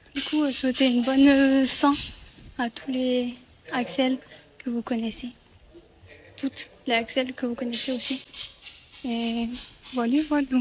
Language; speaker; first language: French; native; French